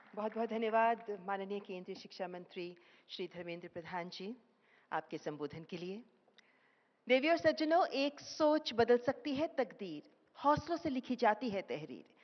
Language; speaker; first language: Hindi; native; Hindi